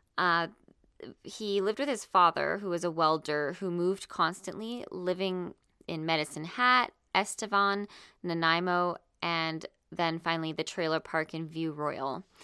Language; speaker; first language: English; native; English